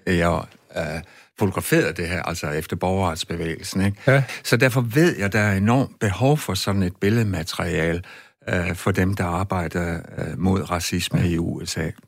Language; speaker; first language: Danish; native; Danish